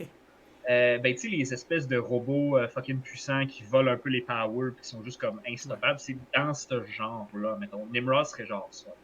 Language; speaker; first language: French; native; French